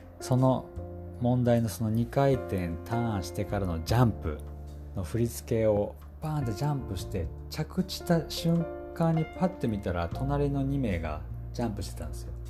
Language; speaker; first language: Japanese; native; Japanese